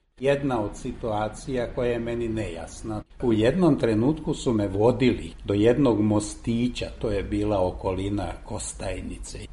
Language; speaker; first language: Serbian; non-native, local second language; Hungarian